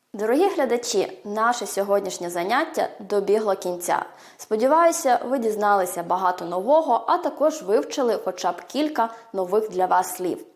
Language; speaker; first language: Ukrainian; early bilingual, heritage; Ukrainian